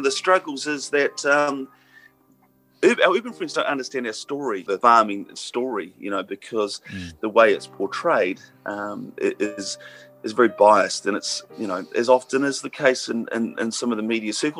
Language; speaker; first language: English; native; English